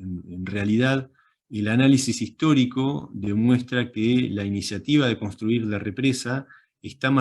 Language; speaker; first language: Spanish; native; Spanish